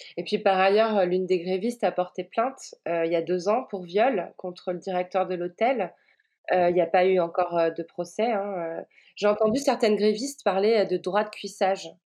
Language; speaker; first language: French; native; French